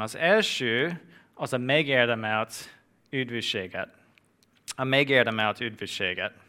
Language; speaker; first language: Hungarian; non-native, fluent; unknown